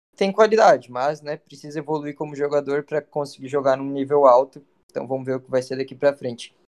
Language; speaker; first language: Portuguese; native; Portuguese